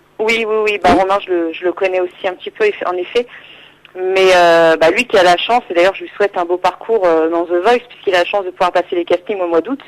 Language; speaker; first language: French; native; French